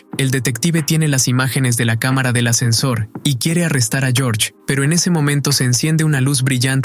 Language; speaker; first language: Spanish; native; Spanish